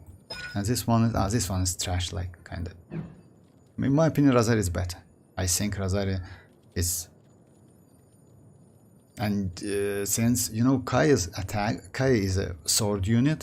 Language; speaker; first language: English; non-native, fluent; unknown